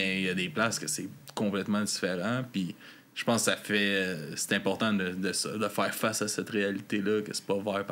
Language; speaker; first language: French; native; French